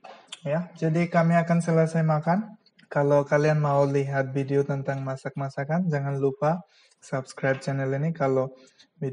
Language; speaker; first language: Indonesian; non-native, fluent; Bangla